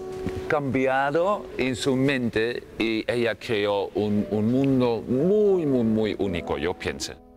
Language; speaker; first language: Spanish; non-native, fluent; English